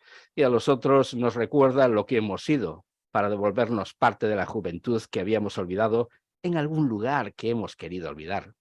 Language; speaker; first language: Spanish; native; Spanish